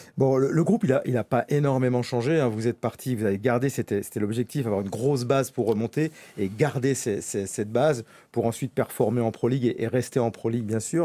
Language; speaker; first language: French; native; French